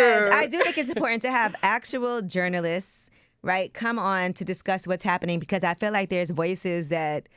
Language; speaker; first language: English; native; English